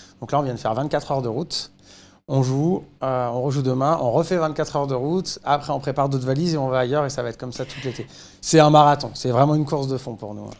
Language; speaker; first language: French; native; French